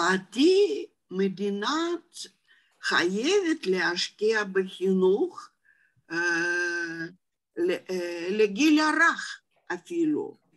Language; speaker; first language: Hebrew; non-native, fluent; Russian